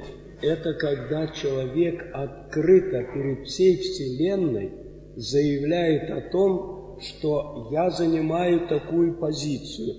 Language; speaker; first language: Russian; native; Russian